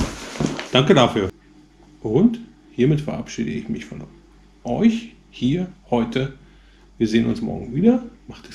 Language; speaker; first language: German; native; German